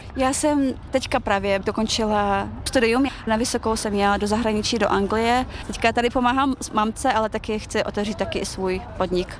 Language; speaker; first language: Czech; early bilingual, other home language; Chechen